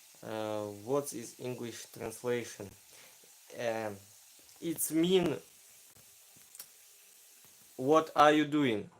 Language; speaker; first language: English; non-native, learner; Ukrainian